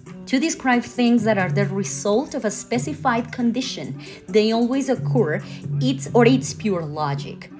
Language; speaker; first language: English; non-native, fluent; Spanish